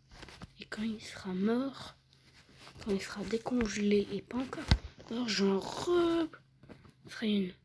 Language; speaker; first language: French; native; French